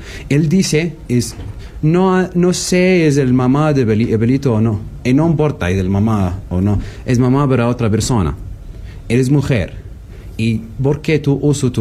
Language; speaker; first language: Spanish; non-native, learner; Arabic